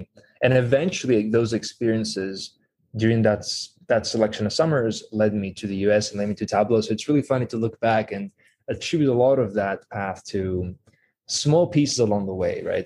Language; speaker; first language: English; non-native, fluent; Greek